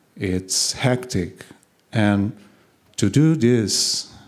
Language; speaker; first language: English; non-native, fluent; Portuguese